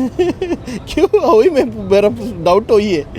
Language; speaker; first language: Hindi; non-native, local second language; Malayalam